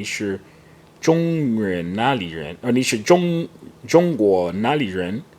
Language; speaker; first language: Chinese; non-native, learner; English